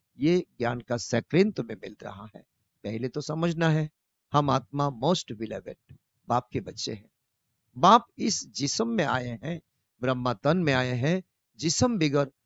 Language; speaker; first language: Hindi; non-native, local second language; Bangla